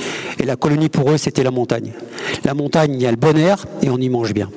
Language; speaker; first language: French; native; French